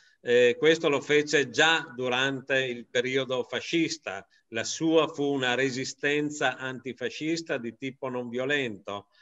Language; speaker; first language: Italian; native; Italian